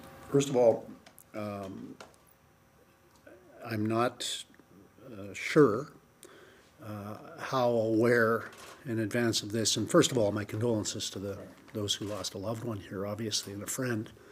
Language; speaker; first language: English; native; English